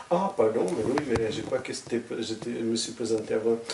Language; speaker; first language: French; non-native, fluent; Portuguese